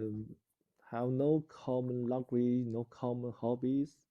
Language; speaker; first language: English; non-native, learner; Chinese